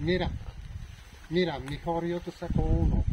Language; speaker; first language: Spanish; non-native, fluent; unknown